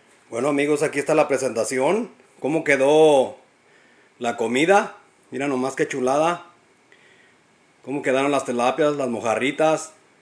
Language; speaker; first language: Spanish; native; Spanish